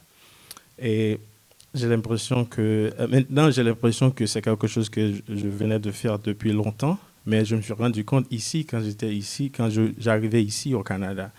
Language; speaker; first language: French; non-native, local second language; Haitian Creole